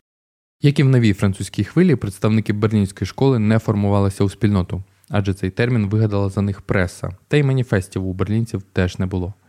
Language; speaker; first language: Ukrainian; native; Ukrainian